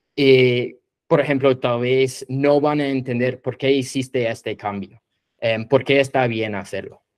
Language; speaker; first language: Spanish; non-native, fluent; English